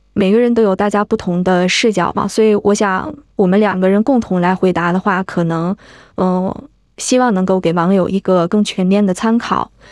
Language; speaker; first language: Chinese; native; Chinese